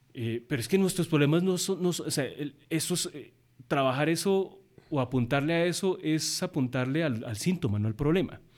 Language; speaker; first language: Spanish; native; Spanish